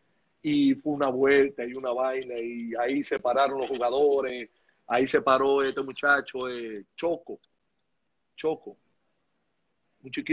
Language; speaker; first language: Spanish; native; Spanish